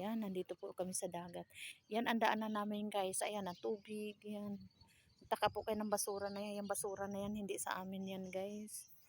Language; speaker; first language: Filipino; non-native, local second language; Cebuano